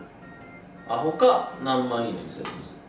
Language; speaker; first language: Japanese; native; Japanese